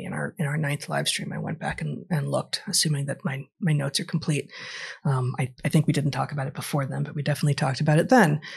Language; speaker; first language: English; native; English